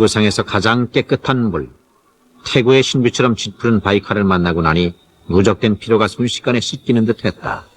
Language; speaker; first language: Korean; native; Korean